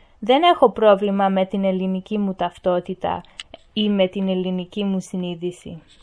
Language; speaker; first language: Greek; early bilingual, heritage; Greek